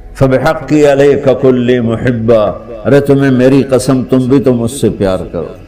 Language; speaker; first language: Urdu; non-native, local second language; Punjabi